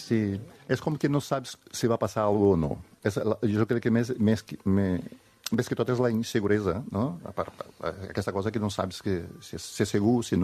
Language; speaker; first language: Catalan; non-native, fluent; Portuguese